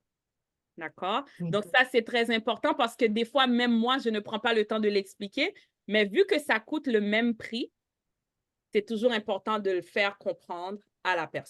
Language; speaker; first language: French; native; French